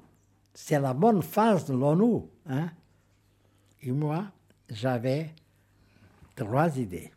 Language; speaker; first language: French; non-native, fluent; Portuguese